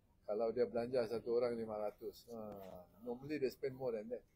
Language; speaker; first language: English; non-native, local second language; Malay